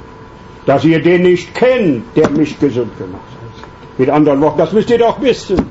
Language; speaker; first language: German; native; German